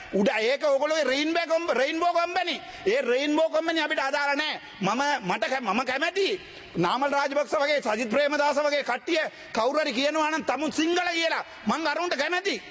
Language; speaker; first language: Sinhala; non-native, local second language; Tamil